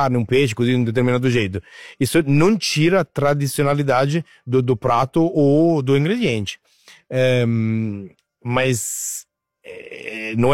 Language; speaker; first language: Portuguese; non-native, fluent; Italian